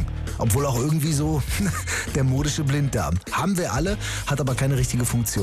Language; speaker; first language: German; native; German